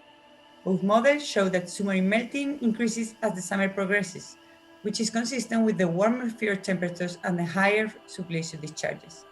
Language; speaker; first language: English; non-native, fluent; Spanish